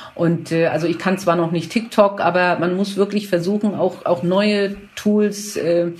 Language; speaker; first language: German; native; German